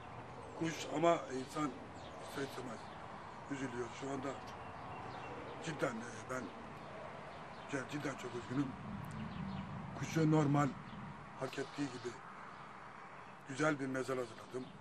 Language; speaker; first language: Turkish; native; Turkish